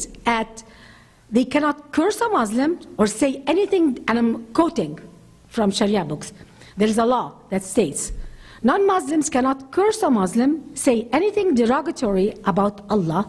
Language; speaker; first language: English; non-native, fluent; Arabic